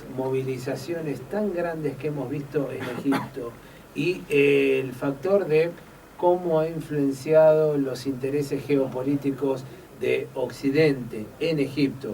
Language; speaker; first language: Spanish; native; Spanish